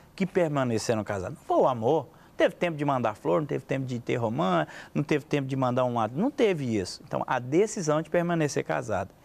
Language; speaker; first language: Portuguese; native; Portuguese